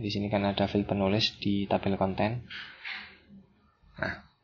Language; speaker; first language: Indonesian; native; Indonesian